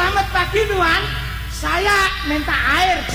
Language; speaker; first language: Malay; non-native, local second language; Javanese